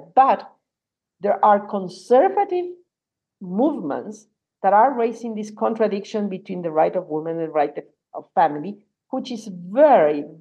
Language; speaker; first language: English; non-native, fluent; Spanish